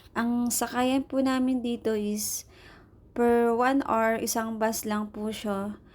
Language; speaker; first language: Filipino; native; Filipino